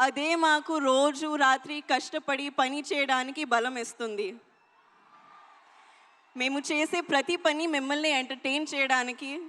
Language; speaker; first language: Telugu; non-native, local second language; Hindi